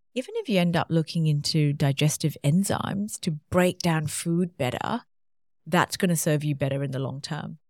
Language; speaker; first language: English; non-native, local second language; Tamil